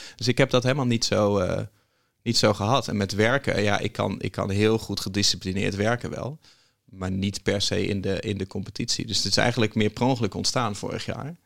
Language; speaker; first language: Dutch; native; Dutch